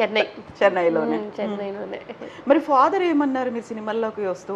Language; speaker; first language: Telugu; native; Telugu